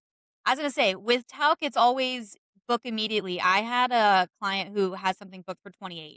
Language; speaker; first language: English; native; English